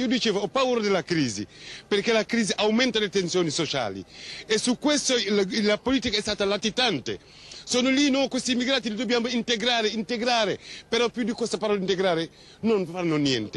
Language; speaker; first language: Italian; non-native, fluent; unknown